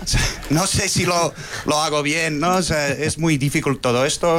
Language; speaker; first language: Spanish; non-native, fluent; English